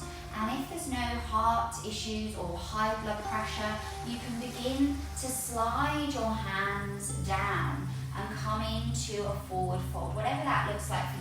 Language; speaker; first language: English; native; English